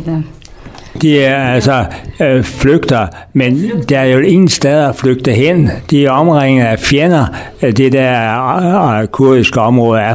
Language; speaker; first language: Danish; native; Danish